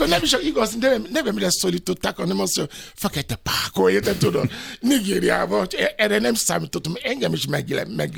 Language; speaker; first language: Hungarian; non-native, fluent; Yoruba